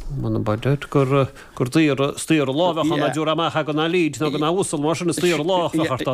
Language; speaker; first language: Irish; native; Irish